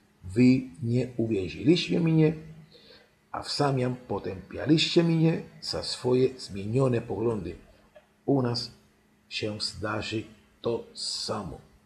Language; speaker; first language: Polish; non-native, fluent; Spanish